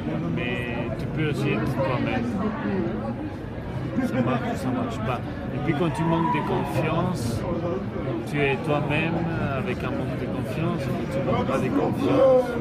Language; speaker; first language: French; non-native, fluent; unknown